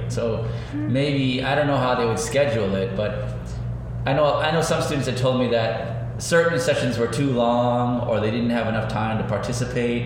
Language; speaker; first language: English; native; English